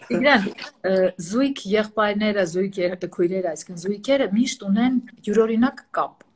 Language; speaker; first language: Armenian; native; Armenian